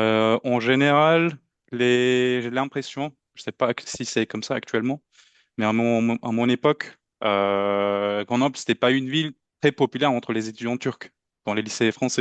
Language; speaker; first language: French; non-native, fluent; Turkish